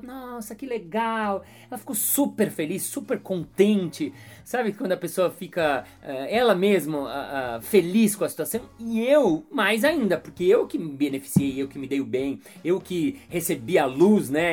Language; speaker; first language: Portuguese; native; Portuguese